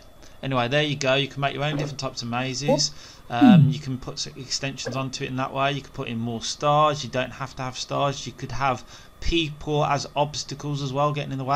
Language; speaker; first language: English; native; English